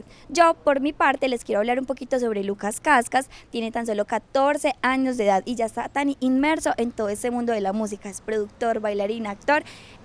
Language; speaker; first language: Spanish; native; Spanish